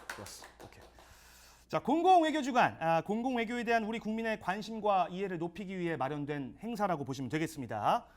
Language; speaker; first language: Korean; native; Korean